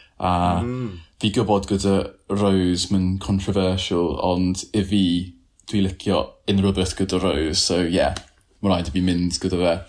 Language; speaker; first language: Welsh; non-native, learner; English